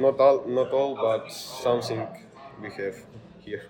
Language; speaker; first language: English; non-native, learner; Ukrainian